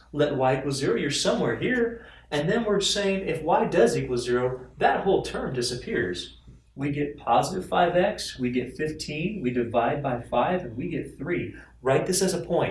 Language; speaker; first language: English; native; English